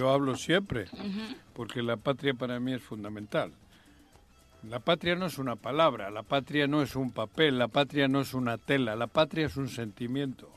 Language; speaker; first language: Spanish; native; Spanish